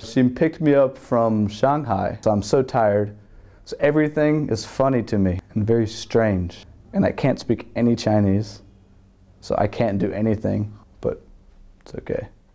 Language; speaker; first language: English; native; English